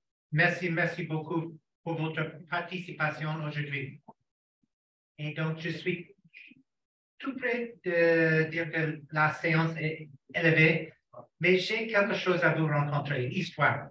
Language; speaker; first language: French; non-native, fluent; English